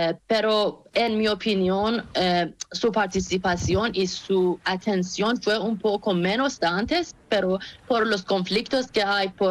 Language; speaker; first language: Spanish; non-native, learner; Persian